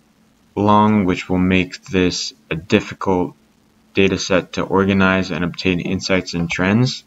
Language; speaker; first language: English; native; English